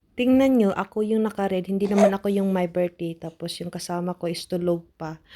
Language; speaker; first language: Filipino; non-native, local second language; Cebuano